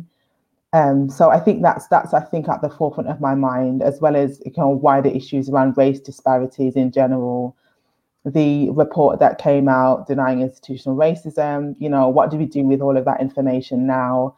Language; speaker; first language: English; native; English